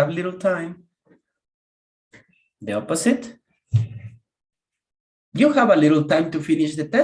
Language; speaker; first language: English; non-native, fluent; Spanish